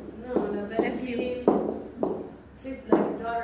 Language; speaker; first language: French; non-native, learner; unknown